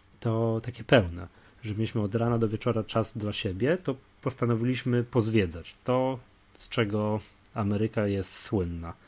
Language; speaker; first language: Polish; native; Polish